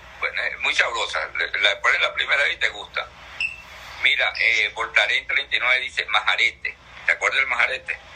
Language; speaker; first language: Spanish; native; Spanish